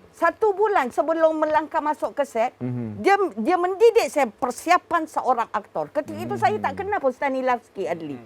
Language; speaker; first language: Malay; native; Malay